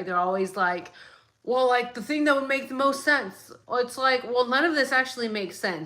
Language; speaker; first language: English; native; English